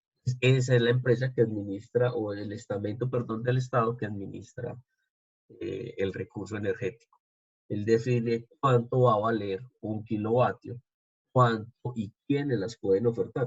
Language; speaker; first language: Spanish; native; Spanish